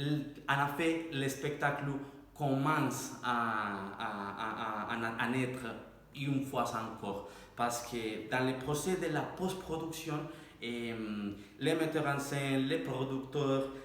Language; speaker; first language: French; non-native, learner; Spanish